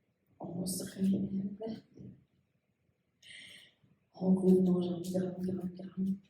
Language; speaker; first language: French; native; French